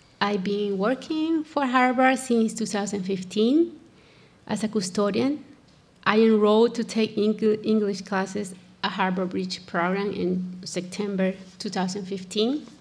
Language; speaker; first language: English; non-native, learner; Spanish